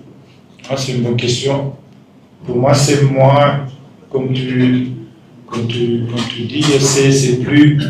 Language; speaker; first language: French; non-native, local second language; Dutch